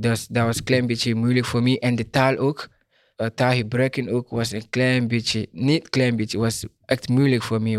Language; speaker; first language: Dutch; non-native, learner; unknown